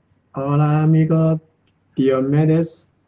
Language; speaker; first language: Spanish; non-native, learner; Chinese